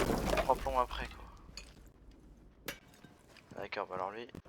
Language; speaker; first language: French; native; French